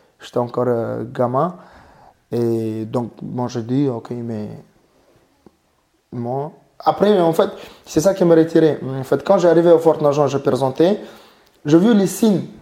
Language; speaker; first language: French; non-native, learner; Mongolian